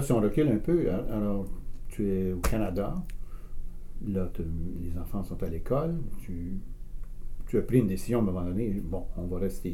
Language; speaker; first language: French; native; French